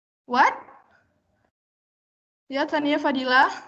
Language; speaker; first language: English; non-native, learner; Indonesian